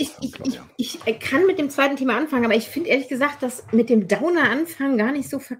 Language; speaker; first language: German; native; German